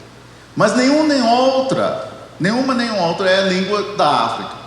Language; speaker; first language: Portuguese; non-native, fluent; English